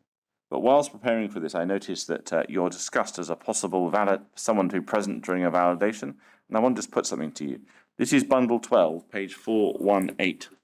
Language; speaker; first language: English; native; English